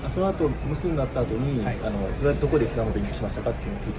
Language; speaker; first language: Japanese; non-native, fluent; Urdu